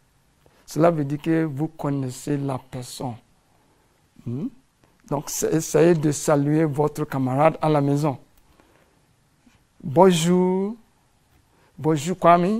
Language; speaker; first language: French; non-native, fluent; English